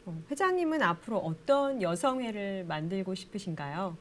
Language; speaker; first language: Korean; native; Korean